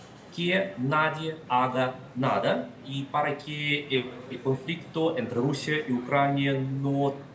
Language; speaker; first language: Spanish; non-native, fluent; Russian